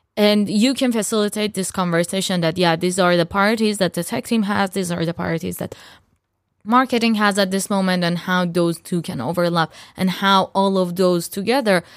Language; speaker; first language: English; non-native, fluent; Persian